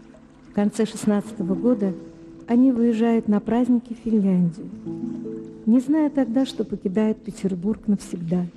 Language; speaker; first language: Russian; native; Russian